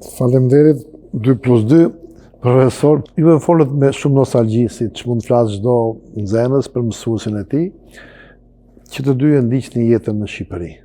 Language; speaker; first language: Albanian; native; Albanian